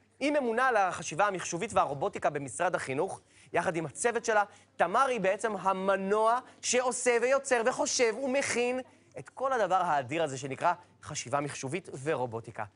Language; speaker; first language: Hebrew; native; Hebrew